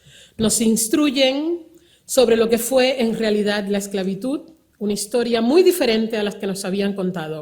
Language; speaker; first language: Spanish; native; Spanish